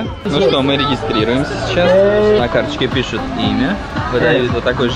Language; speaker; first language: Russian; native; Russian